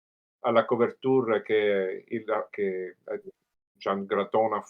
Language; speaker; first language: French; non-native, learner; Italian